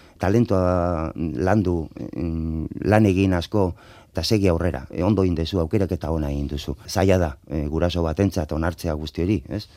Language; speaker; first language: Basque; non-native, local second language; Spanish